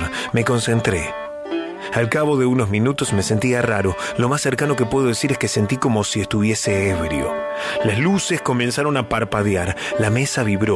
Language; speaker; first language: Spanish; native; Spanish